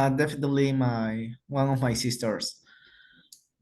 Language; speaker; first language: English; non-native, learner; Spanish